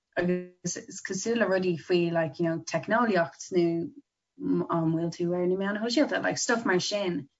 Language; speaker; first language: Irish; non-native, local second language; English